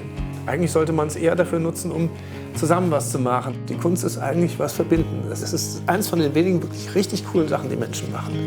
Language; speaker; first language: German; native; German